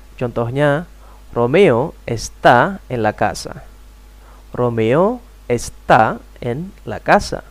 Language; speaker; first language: Spanish; non-native, fluent; Indonesian